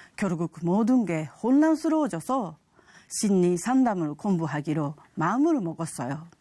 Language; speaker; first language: Korean; non-native, fluent; Japanese